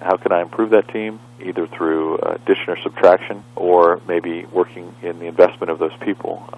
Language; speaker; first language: English; native; English